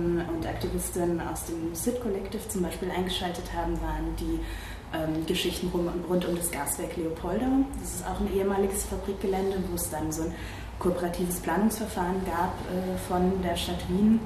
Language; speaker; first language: German; native; German